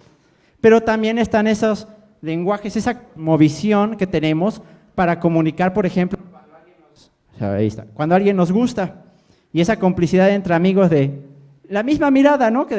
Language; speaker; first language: Spanish; native; Spanish